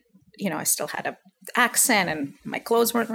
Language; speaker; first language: English; non-native, local second language; Filipino